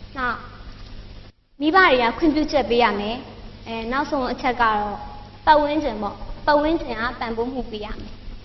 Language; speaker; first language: Burmese; native; Burmese